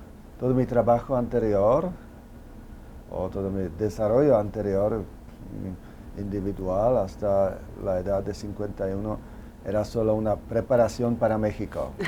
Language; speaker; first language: Spanish; non-native, fluent; Czech